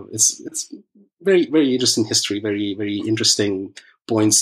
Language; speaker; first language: English; early bilingual, other home language; Russian